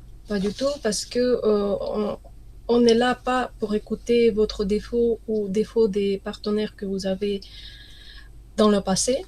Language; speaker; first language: French; non-native, fluent; Ukrainian